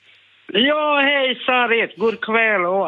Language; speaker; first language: Swedish; non-native, learner; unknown